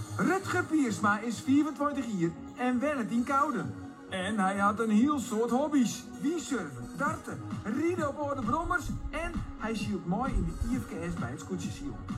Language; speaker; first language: Dutch; non-native, local second language; Western Frisian